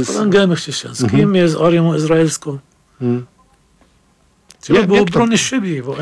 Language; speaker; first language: Polish; non-native, fluent; Arabic